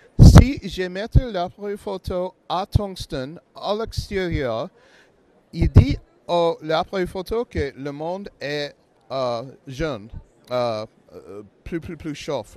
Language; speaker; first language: French; non-native, learner; English